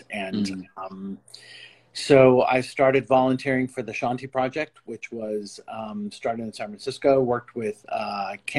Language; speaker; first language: English; native; English